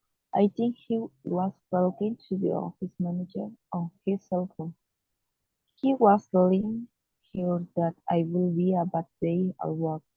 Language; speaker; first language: English; non-native, learner; Spanish